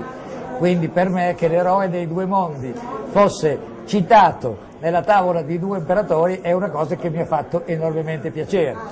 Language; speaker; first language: Italian; native; Italian